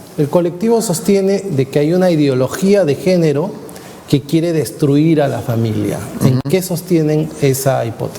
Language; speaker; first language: Spanish; native; Spanish